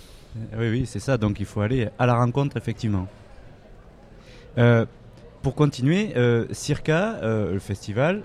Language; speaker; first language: French; native; French